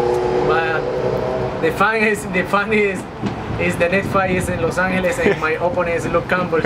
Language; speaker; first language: English; non-native, learner; Spanish